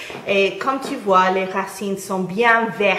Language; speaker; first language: French; non-native, fluent; English